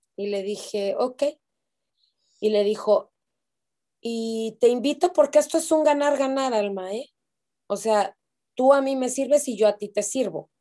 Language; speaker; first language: Spanish; native; Spanish